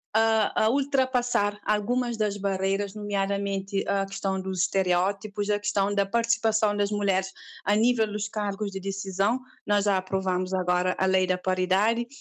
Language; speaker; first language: Portuguese; non-native, local second language; Kabuverdianu